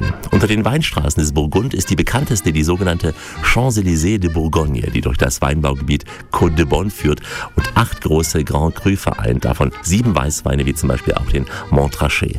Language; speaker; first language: German; native; German